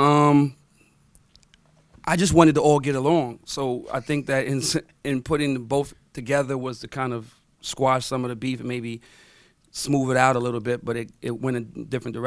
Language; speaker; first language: English; native; English